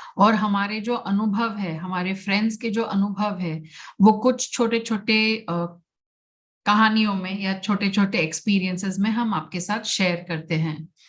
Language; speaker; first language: Hindi; non-native, local second language; Gujarati